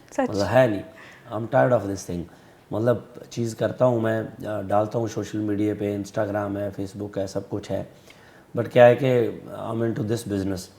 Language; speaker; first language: Hindi; non-native, local second language; Punjabi